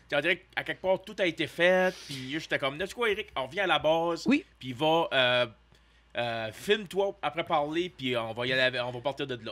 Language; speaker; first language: French; native; French